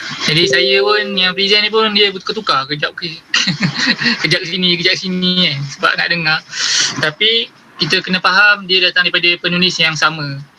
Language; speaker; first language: Malay; native; Malay